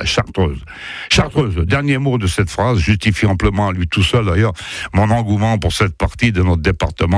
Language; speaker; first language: French; native; French